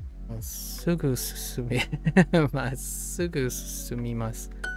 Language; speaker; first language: Japanese; non-native, learner; English